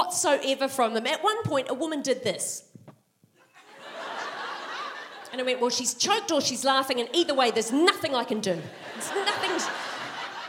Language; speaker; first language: English; native; English